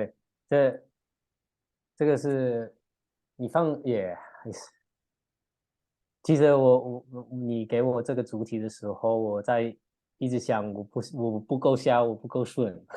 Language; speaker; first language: Chinese; early bilingual, heritage; English